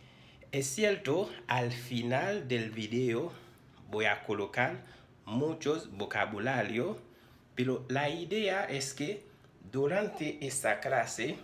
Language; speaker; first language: Spanish; non-native, fluent; Haitian Creole